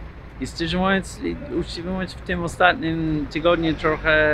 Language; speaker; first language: Polish; non-native, fluent; English